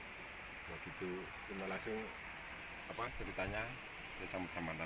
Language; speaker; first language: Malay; non-native, local second language; Javanese